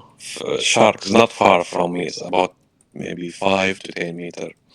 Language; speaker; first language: English; non-native, learner; Arabic